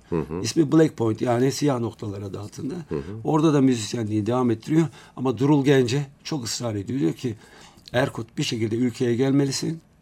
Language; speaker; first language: Turkish; native; Turkish